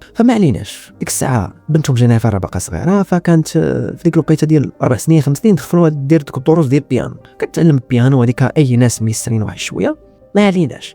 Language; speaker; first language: Arabic; native; Arabic